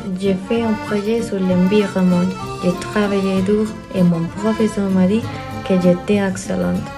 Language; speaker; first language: French; non-native, learner; Spanish